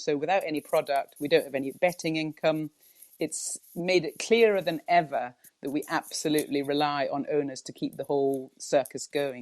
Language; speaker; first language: English; native; English